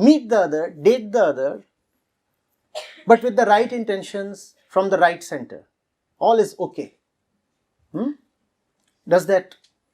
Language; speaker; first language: English; non-native, local second language; Hindi